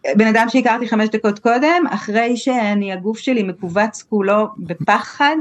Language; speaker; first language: Hebrew; native; Hebrew